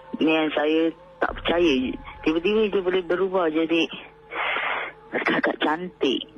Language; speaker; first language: Malay; native; Malay